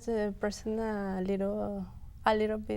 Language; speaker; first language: English; non-native, local second language; Spanish